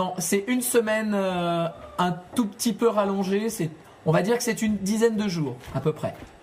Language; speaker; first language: French; native; French